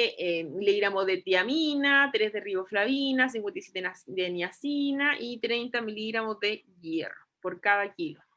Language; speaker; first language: Spanish; native; Spanish